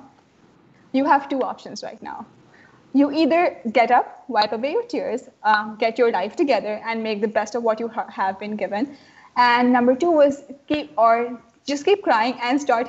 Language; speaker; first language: English; non-native, local second language; Urdu